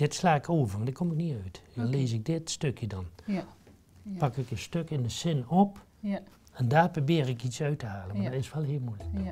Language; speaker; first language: Dutch; native; Dutch